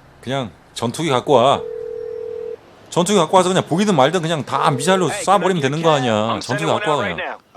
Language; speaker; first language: Korean; native; Korean